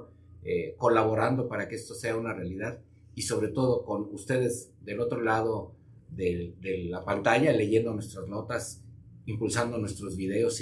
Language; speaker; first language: Spanish; native; Spanish